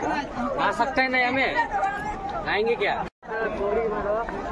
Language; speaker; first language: Hindi; non-native, local second language; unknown